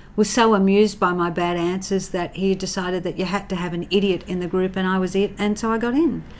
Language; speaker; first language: English; native; English